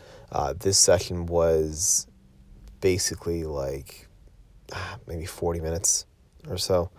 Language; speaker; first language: English; native; English